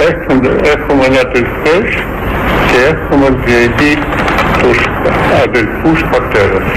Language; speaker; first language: Greek; non-native, fluent; Russian